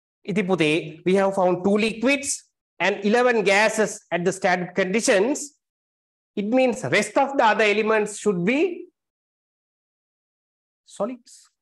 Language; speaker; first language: English; non-native, local second language; Sinhala